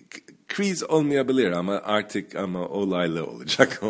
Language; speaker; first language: Turkish; non-native, fluent; English